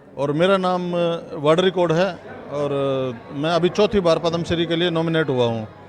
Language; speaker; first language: Hindi; native; Hindi